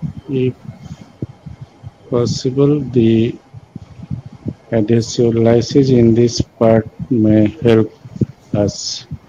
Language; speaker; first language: English; non-native, local second language; Bangla